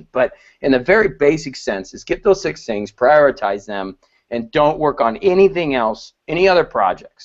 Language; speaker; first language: English; native; English